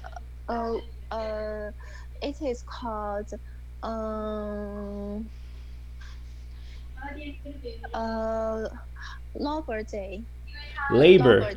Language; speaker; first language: English; non-native, learner; Chinese